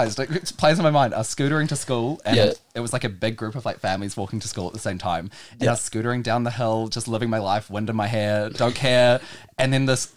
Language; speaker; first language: English; native; English